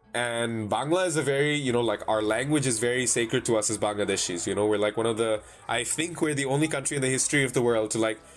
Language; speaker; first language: English; non-native, local second language; Bangla